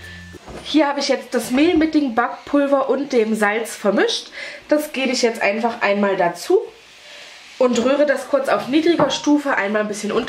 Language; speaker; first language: German; native; German